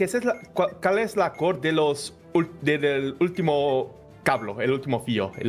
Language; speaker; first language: Spanish; non-native, learner; Portuguese